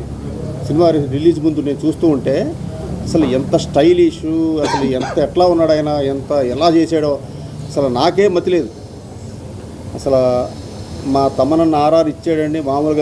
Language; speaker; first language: Telugu; native; Telugu